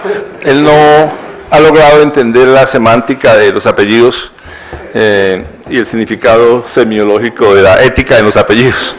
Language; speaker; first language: Spanish; native; Spanish